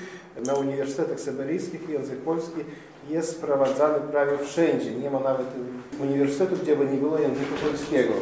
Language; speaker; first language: Polish; non-native, fluent; Russian